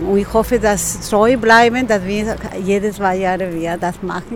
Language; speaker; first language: German; non-native, learner; Spanish